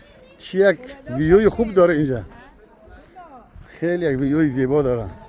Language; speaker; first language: Persian; native; Persian